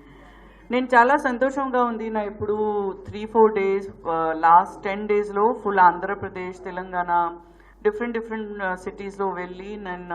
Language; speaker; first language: Telugu; non-native, learner; Gujarati